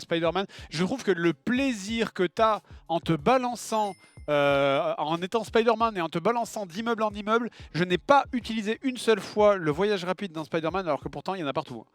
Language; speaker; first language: French; native; French